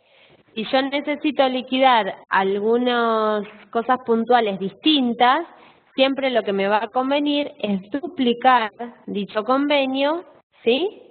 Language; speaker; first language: Spanish; native; Spanish